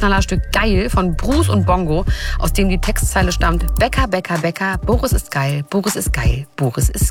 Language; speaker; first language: German; native; German